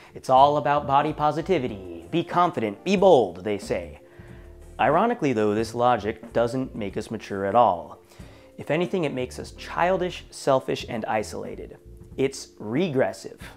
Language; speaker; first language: English; native; English